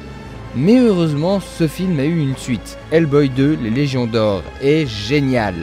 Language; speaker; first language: French; native; French